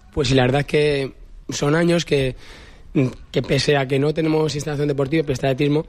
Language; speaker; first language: Spanish; native; Spanish